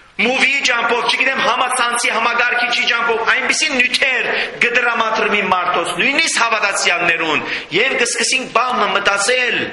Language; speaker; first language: Armenian; native; Armenian